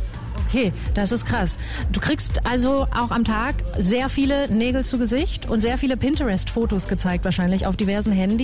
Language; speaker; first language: German; native; German